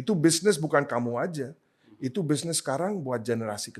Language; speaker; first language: Indonesian; non-native, fluent; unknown